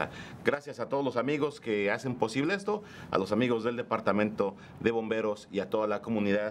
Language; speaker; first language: Spanish; native; Spanish